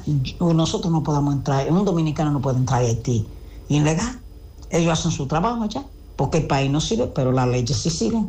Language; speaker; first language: Spanish; native; Spanish